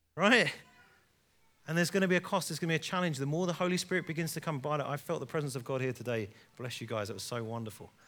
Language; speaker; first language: English; native; English